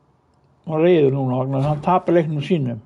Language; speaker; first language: Icelandic; non-native, learner; Norwegian